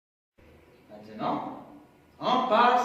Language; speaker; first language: French; non-native, local second language; Arabic